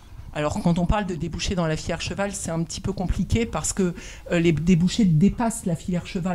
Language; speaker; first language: French; native; French